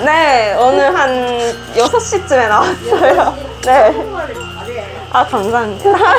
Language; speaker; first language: Korean; non-native, fluent; Japanese